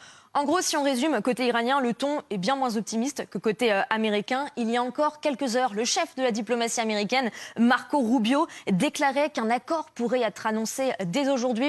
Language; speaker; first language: French; native; French